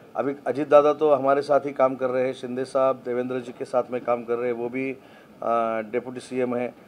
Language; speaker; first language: Hindi; non-native, local second language; Marathi